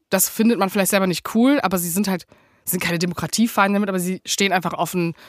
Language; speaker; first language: German; native; German